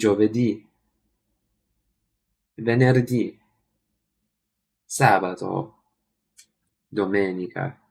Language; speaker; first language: Italian; non-native, learner; English